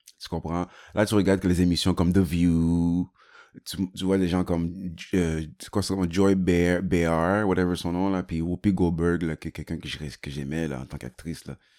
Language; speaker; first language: French; native; French